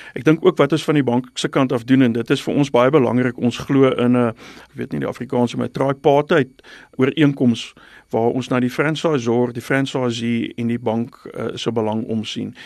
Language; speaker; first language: Afrikaans; non-native, local second language; English